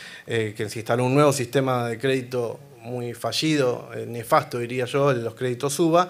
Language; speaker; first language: Spanish; native; Spanish